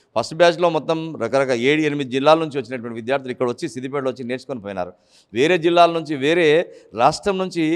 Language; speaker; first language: Telugu; native; Telugu